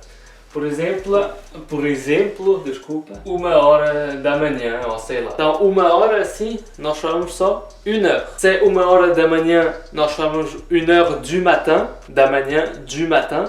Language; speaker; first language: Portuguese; early bilingual, heritage; Portuguese